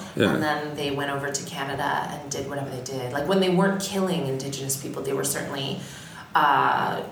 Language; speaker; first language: English; native; English